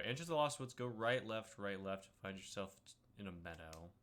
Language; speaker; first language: English; native; English